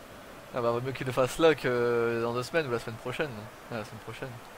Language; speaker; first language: French; native; French